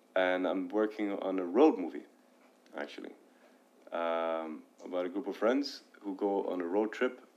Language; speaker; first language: English; non-native, fluent; Arabic